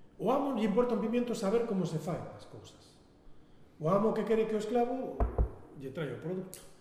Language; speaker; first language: Galician; non-native, local second language; Spanish